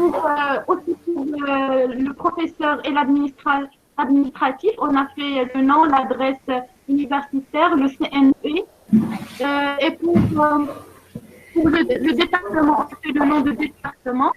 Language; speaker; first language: French; non-native, local second language; Arabic